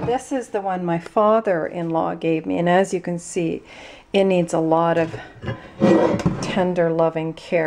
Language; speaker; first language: English; native; English